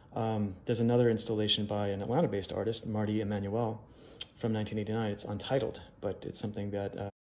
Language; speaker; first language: English; native; English